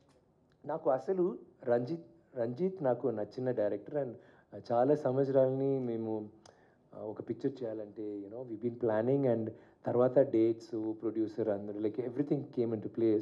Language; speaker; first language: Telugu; non-native, learner; Tamil